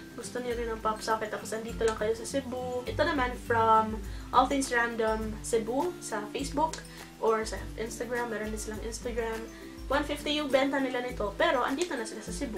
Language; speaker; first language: Filipino; non-native, local second language; Cebuano